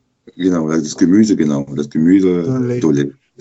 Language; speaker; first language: German; non-native, local second language; French